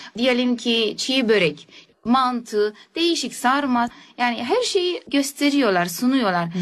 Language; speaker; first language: Turkish; early bilingual, heritage; Turkish